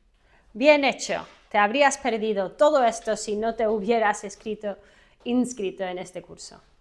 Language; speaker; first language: Spanish; non-native, fluent; English